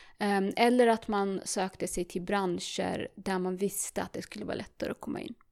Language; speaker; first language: Swedish; early bilingual, other home language; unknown